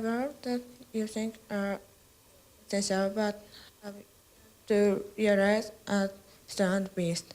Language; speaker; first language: English; non-native, learner; Japanese